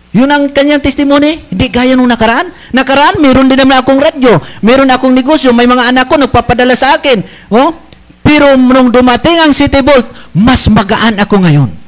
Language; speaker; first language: Filipino; non-native, local second language; Bikol